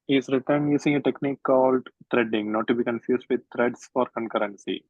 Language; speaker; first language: English; non-native, local second language; Malayalam